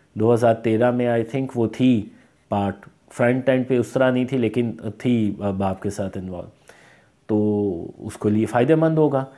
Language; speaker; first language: Urdu; native; Urdu